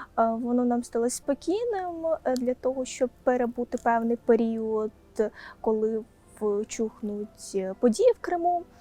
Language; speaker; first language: Ukrainian; non-native, local second language; Crimean Tatar